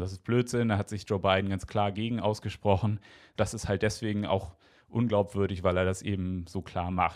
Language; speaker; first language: German; native; German